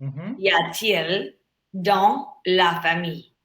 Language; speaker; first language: French; non-native, learner; English